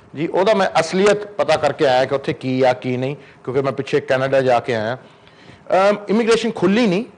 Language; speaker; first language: Punjabi; early bilingual, heritage; Punjabi